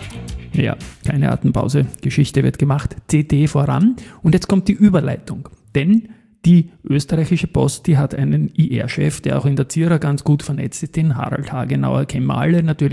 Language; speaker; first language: German; native; German